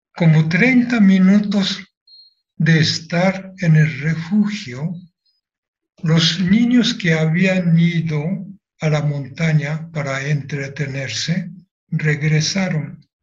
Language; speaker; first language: Spanish; non-native, fluent; Japanese